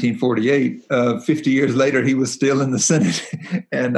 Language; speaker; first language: English; native; English